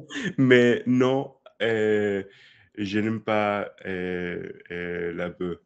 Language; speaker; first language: French; non-native, learner; English